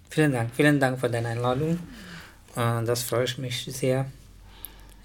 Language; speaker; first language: German; non-native, learner; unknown